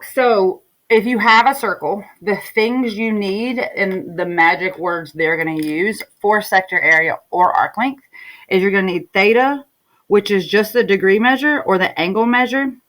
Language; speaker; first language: English; native; English